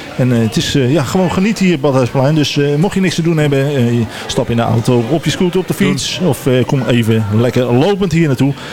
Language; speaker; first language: Dutch; native; Dutch